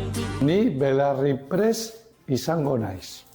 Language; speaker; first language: Basque; non-native, learner; Spanish